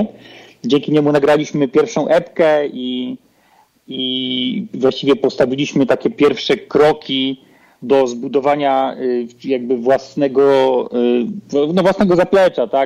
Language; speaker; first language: Polish; native; Polish